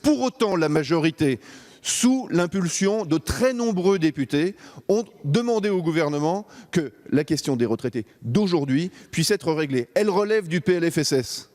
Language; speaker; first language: French; native; French